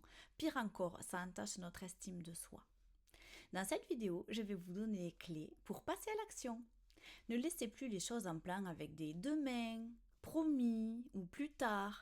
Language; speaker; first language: French; native; French